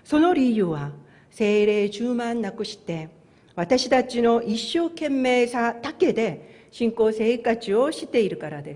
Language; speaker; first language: Japanese; non-native, fluent; Korean